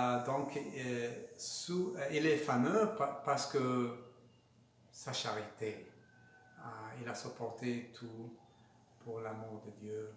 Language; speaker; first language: French; non-native, learner; Spanish